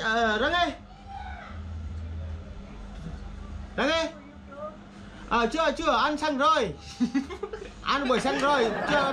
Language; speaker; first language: Vietnamese; non-native, learner; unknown